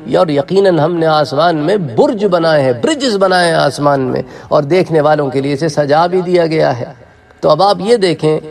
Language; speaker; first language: Urdu; non-native, local second language; Punjabi